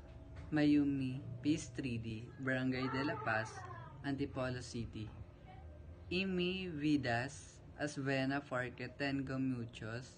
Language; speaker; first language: Spanish; non-native, learner; Filipino